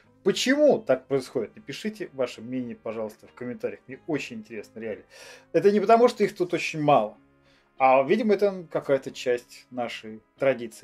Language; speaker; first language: Russian; native; Russian